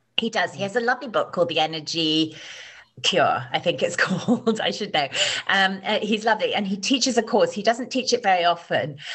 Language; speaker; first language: English; native; English